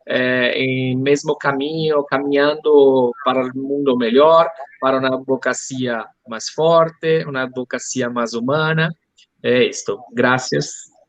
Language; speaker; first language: Spanish; non-native, learner; Portuguese